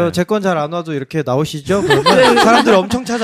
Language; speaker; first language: Korean; native; Korean